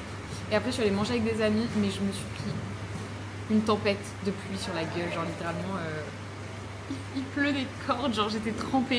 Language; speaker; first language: French; native; French